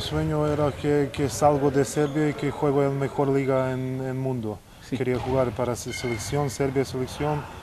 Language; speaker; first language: Spanish; non-native, learner; Serbian